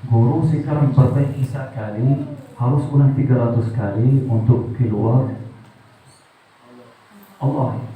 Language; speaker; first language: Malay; non-native, learner; Arabic